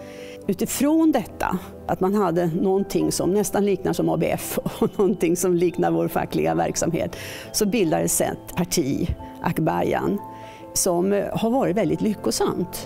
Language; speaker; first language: Swedish; native; Swedish